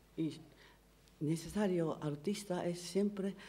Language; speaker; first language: Spanish; non-native, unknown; Japanese